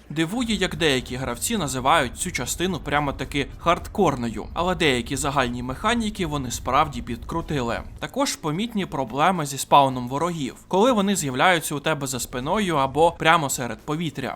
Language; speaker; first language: Ukrainian; native; Ukrainian